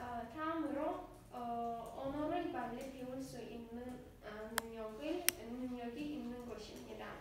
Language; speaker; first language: Korean; non-native, learner; Azerbaijani